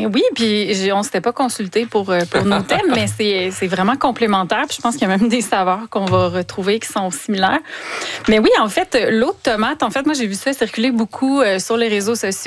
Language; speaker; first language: French; native; French